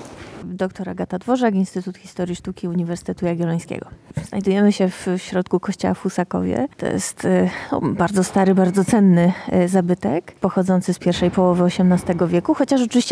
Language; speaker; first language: Polish; native; Polish